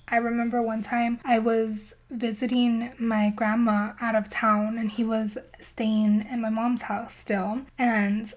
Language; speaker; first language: English; native; English